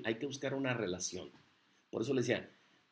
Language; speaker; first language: Spanish; native; Spanish